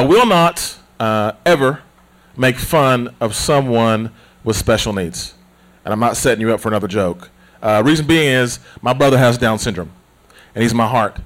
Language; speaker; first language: English; native; English